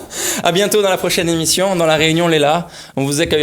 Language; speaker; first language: French; native; French